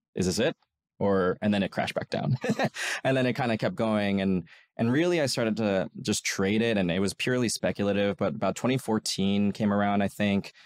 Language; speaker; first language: English; native; English